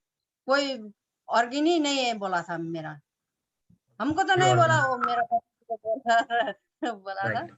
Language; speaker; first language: Hindi; non-native, local second language; Nepali